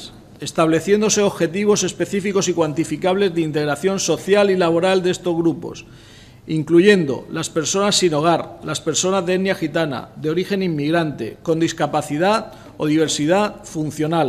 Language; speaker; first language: Spanish; native; Spanish